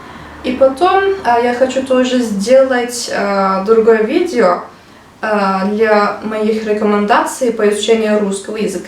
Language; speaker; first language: Russian; non-native, learner; Turkish